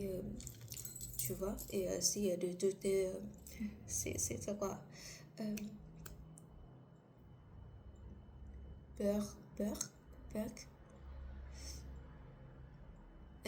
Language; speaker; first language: French; non-native, learner; Korean